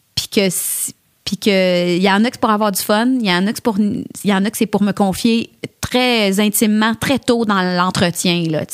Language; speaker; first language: French; native; French